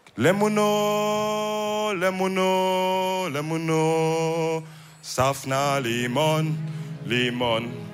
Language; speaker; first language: German; early bilingual, other home language; Wolof